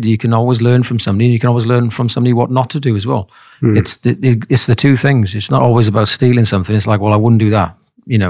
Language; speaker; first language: English; native; English